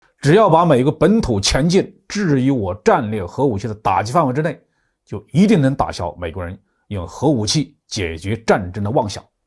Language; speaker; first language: Chinese; native; Chinese